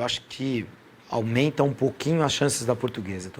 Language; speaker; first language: Portuguese; native; Portuguese